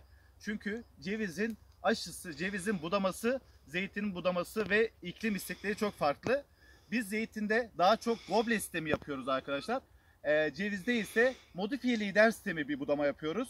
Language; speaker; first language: Turkish; native; Turkish